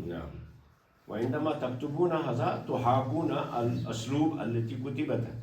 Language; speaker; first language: Arabic; non-native, fluent; Urdu